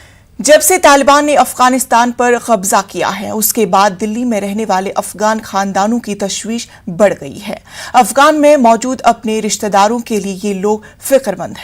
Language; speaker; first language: Hindi; native; Hindi